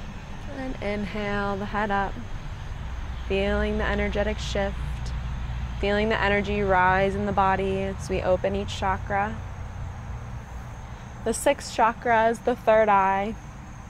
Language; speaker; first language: English; native; English